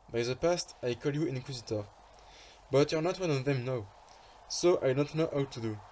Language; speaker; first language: English; non-native, fluent; French